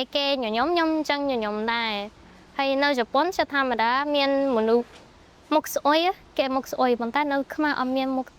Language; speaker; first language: Khmer; non-native, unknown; Japanese